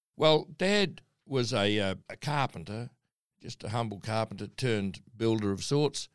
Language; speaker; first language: English; native; English